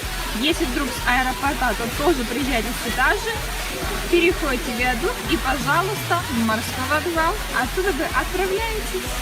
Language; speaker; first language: Russian; native; Russian